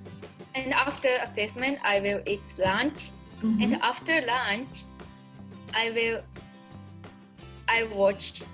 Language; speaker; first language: English; non-native, learner; Japanese